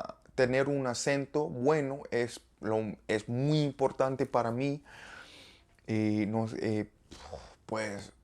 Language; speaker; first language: Spanish; non-native, learner; English